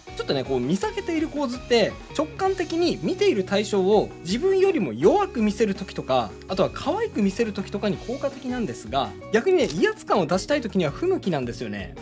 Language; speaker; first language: Japanese; native; Japanese